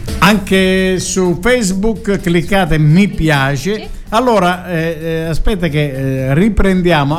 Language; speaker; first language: Italian; native; Italian